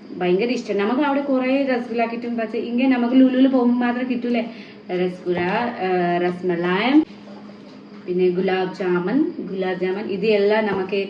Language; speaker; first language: Malayalam; non-native, learner; Nepali